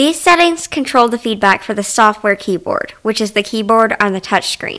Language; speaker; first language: English; native; English